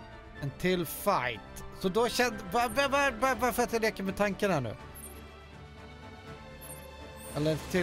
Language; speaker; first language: Swedish; native; Swedish